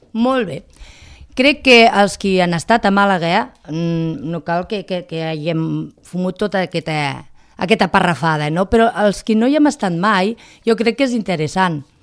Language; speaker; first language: Catalan; native; Catalan